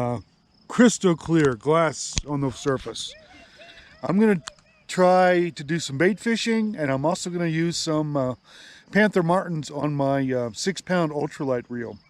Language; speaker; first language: English; native; English